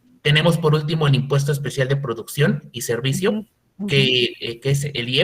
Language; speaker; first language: Spanish; native; Spanish